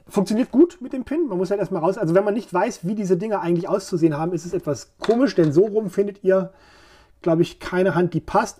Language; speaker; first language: German; native; German